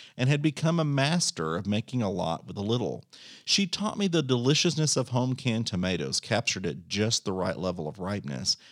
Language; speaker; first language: English; native; English